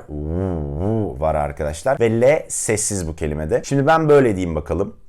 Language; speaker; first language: Turkish; native; Turkish